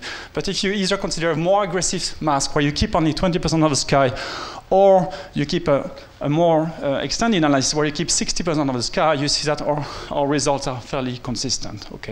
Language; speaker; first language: English; non-native, fluent; French